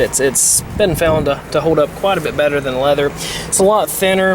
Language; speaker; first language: English; native; English